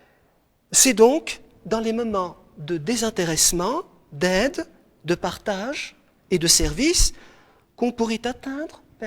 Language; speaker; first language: French; non-native, local second language; Arabic